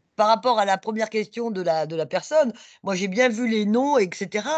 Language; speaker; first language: French; native; French